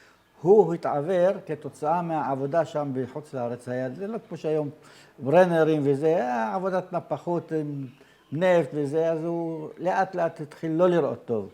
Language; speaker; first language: Hebrew; early bilingual, other home language; Arabic